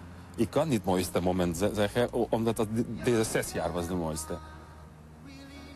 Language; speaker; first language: Dutch; non-native, learner; Hungarian